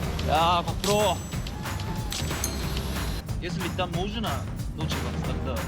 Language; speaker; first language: Russian; non-native, learner; Korean